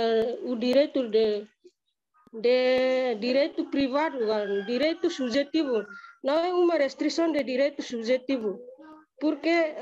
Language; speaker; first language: Portuguese; non-native, local second language; Tetum